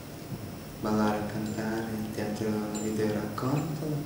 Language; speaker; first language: Italian; non-native, learner; Russian